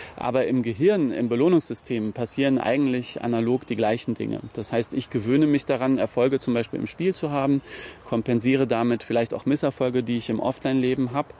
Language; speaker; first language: German; native; German